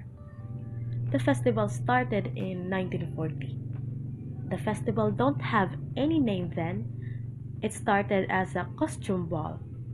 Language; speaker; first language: English; non-native, local second language; Cebuano